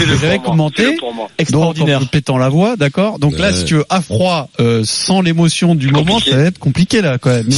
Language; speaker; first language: French; native; French